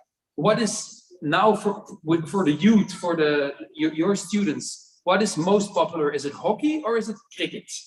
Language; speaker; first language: English; non-native, fluent; Dutch